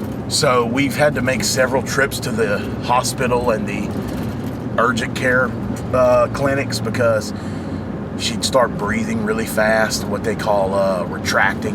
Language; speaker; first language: English; native; English